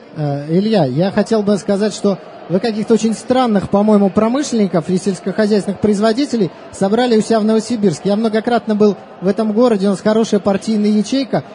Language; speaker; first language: Russian; native; Russian